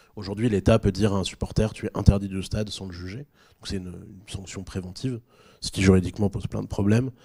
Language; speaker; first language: French; native; French